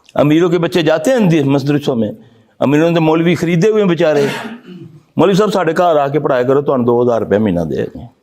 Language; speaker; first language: Urdu; non-native, local second language; Punjabi